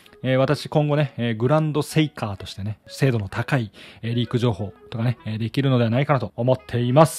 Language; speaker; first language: Japanese; native; Japanese